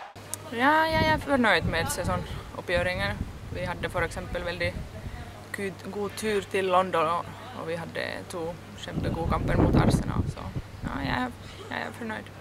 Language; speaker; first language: Norwegian; non-native, fluent; Finnish